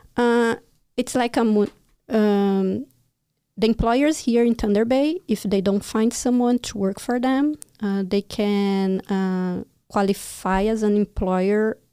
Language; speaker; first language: English; non-native, fluent; Portuguese